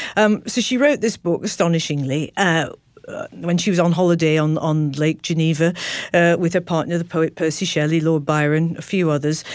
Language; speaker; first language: English; native; English